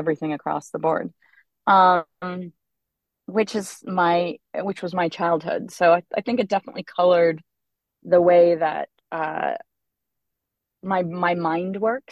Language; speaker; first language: English; native; English